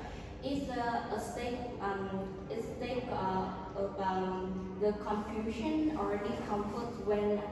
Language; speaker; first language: English; non-native, learner; Vietnamese